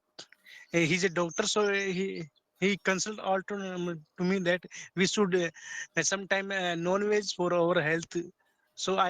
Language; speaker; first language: English; non-native, learner; Hindi